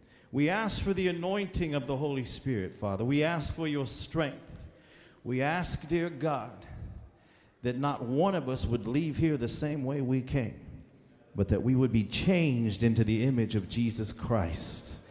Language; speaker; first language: English; native; English